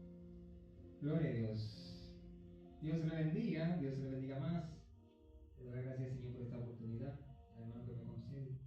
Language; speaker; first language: Spanish; native; Spanish